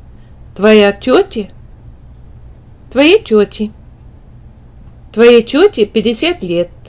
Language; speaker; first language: Russian; non-native, fluent; English